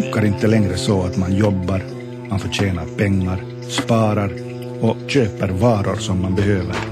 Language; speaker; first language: Swedish; native; Swedish